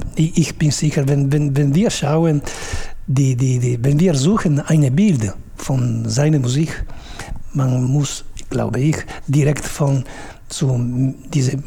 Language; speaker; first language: German; non-native, fluent; Italian